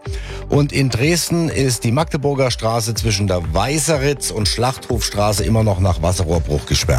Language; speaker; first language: German; native; German